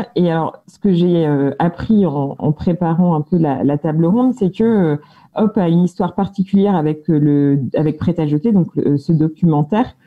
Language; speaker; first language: French; native; French